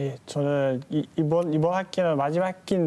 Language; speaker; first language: Korean; non-native, fluent; Uzbek